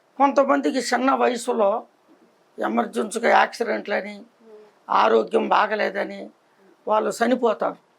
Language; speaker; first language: Telugu; non-native, local second language; Koya